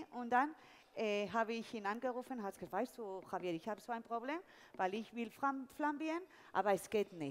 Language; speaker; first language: German; non-native, fluent; Spanish